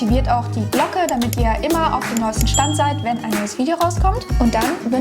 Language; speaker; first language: German; native; German